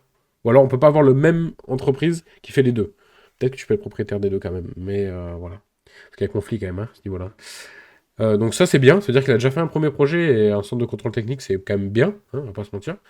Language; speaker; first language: French; native; French